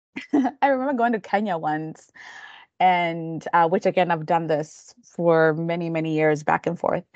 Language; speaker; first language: English; non-native, local second language; Kamba